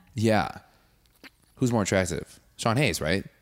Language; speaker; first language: English; native; English